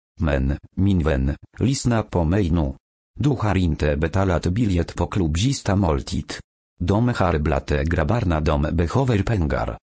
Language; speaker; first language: Swedish; native; Swedish